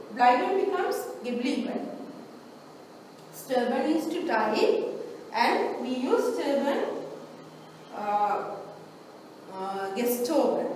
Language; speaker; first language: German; non-native, fluent; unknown